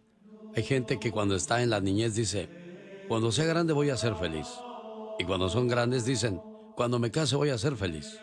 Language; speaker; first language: Spanish; native; Spanish